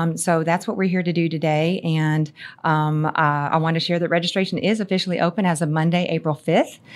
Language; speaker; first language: English; native; English